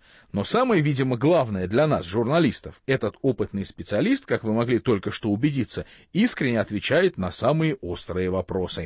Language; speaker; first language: Russian; native; Russian